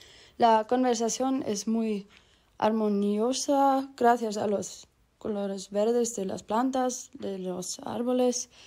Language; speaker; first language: Spanish; non-native, learner; German